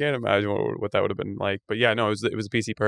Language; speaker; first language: English; native; English